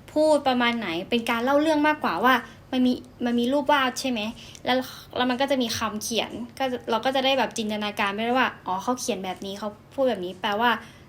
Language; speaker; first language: Thai; native; Thai